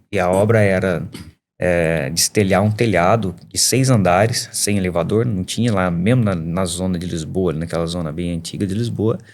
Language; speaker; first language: Portuguese; native; Portuguese